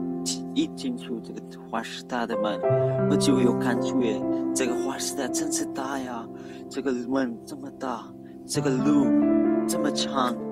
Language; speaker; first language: Chinese; non-native, fluent; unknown